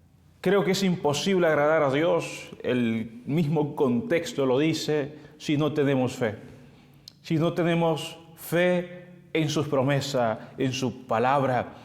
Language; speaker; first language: Spanish; native; Spanish